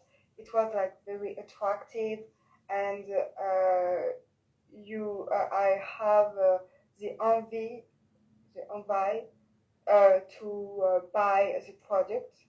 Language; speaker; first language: English; non-native, learner; French